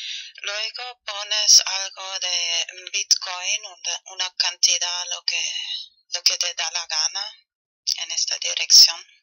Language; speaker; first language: Spanish; non-native, learner; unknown